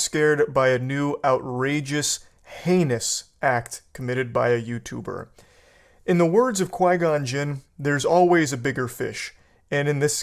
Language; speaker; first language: English; native; English